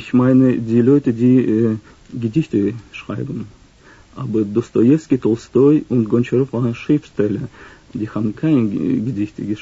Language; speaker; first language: German; non-native, learner; Russian